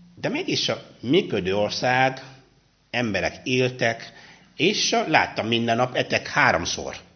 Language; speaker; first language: Hungarian; non-native, fluent; Luba-Lulua